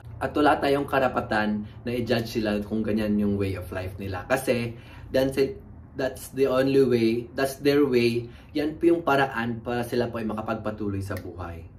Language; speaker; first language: Filipino; native; Filipino